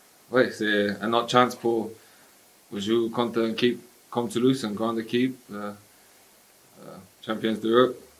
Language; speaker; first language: French; non-native, learner; English